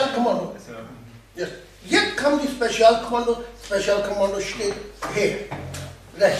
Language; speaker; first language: German; non-native, learner; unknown